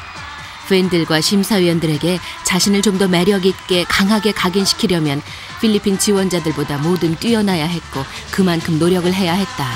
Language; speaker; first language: Korean; native; Korean